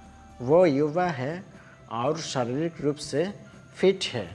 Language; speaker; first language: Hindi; non-native, local second language; Bangla